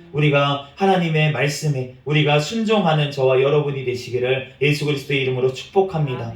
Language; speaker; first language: Korean; native; Korean